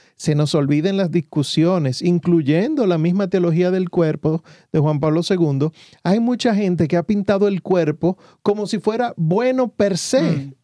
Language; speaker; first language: Spanish; native; Spanish